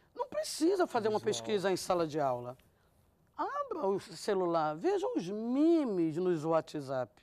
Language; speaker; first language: Portuguese; native; Portuguese